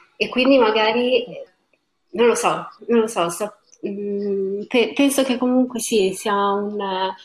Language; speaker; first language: Italian; early bilingual, other home language; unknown